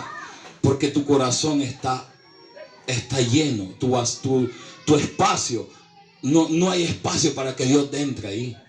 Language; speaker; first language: Spanish; native; Spanish